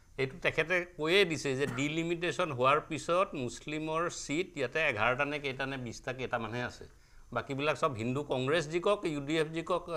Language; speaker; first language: Assamese; native; Assamese